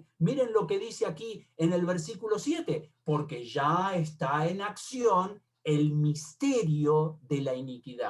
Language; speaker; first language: Spanish; native; Spanish